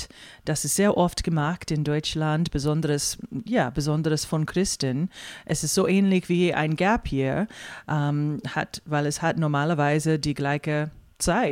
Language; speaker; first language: German; non-native, fluent; English